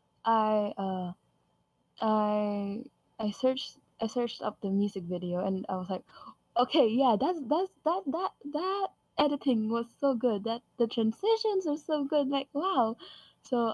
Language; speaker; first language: English; non-native, local second language; Filipino